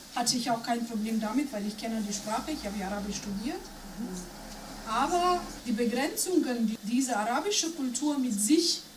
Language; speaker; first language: German; non-native, fluent; Macedonian